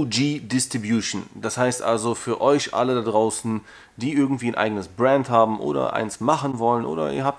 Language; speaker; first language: German; native; German